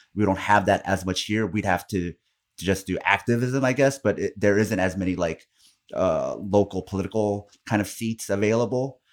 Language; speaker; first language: English; non-native, fluent; Korean